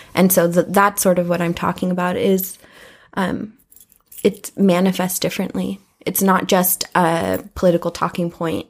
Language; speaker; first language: English; native; English